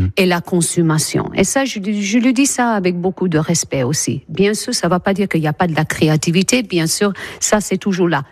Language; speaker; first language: French; non-native, fluent; English